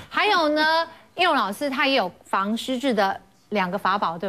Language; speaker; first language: Chinese; native; Chinese